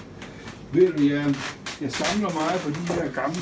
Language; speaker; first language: Danish; native; Danish